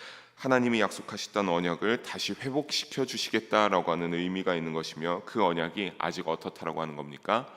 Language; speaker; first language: Korean; native; Korean